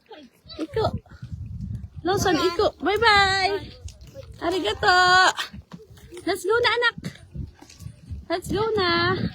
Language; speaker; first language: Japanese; non-native, learner; Filipino